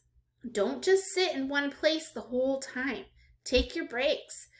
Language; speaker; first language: English; native; English